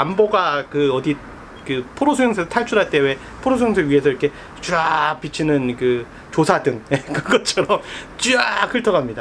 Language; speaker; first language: Korean; native; Korean